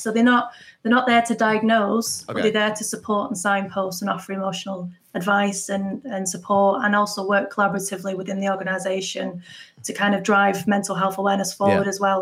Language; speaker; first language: English; native; English